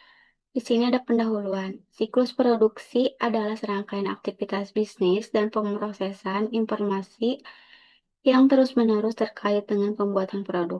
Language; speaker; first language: Indonesian; native; Indonesian